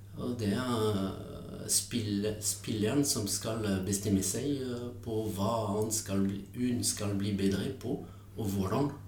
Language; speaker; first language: Norwegian; non-native, fluent; French